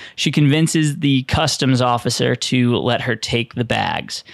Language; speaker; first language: English; native; English